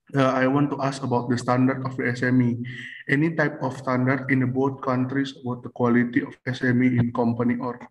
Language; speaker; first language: English; non-native, fluent; Indonesian